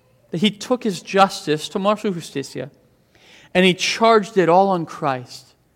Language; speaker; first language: English; native; English